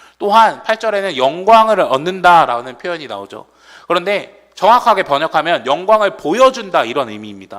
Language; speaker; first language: Korean; native; Korean